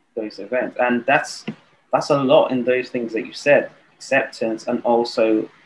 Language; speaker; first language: English; non-native, local second language; Yoruba